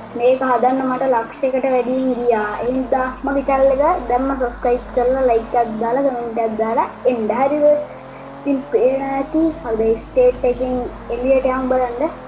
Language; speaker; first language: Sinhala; native; Sinhala